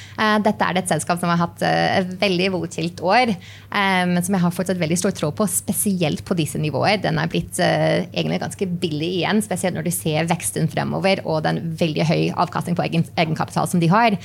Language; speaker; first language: Norwegian; non-native, fluent; English